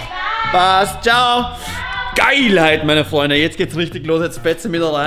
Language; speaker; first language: German; native; German